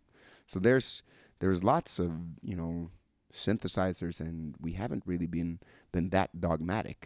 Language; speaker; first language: English; non-native, fluent; Norwegian